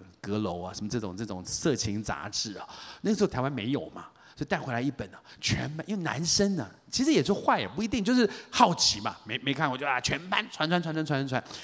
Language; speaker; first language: Chinese; native; Chinese